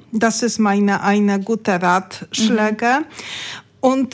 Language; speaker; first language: German; non-native, learner; Polish